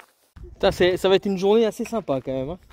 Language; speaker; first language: French; native; French